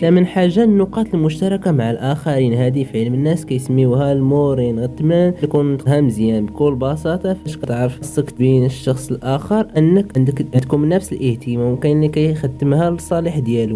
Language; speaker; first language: Arabic; native; Arabic